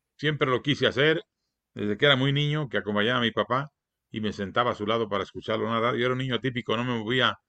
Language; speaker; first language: Spanish; native; Spanish